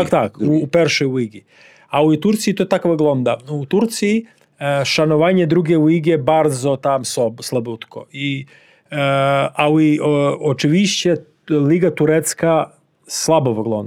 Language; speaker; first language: Polish; non-native, fluent; Serbian